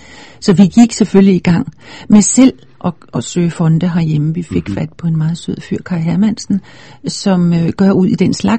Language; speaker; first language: Danish; native; Danish